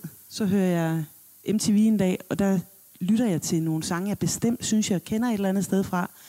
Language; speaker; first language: Danish; native; Danish